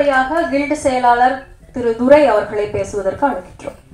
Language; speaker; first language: Tamil; native; Tamil